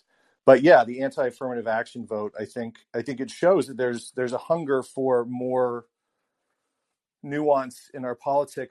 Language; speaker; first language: English; native; English